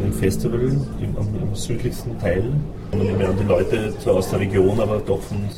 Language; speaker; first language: German; native; German